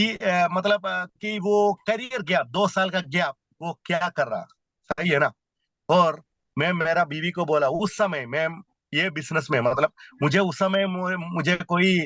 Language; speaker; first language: Hindi; non-native, local second language; Malayalam